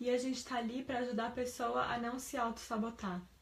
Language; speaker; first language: Portuguese; native; Portuguese